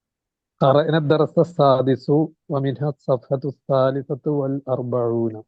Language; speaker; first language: Arabic; non-native, learner; Malayalam